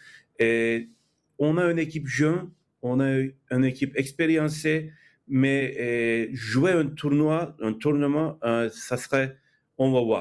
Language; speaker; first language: French; non-native, fluent; Turkish